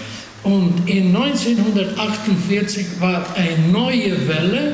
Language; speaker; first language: German; non-native, fluent; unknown